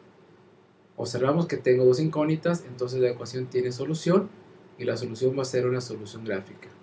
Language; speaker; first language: Spanish; native; Spanish